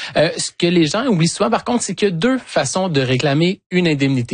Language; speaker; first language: French; native; French